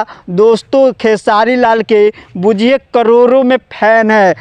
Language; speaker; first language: Hindi; non-native, local second language; Bhojpuri